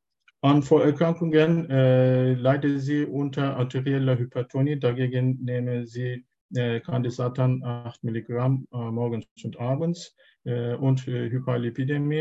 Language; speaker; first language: German; non-native, learner; Turkish